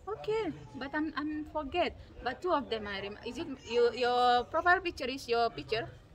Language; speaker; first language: English; non-native, learner; Indonesian